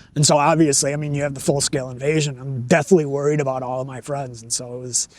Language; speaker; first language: English; native; English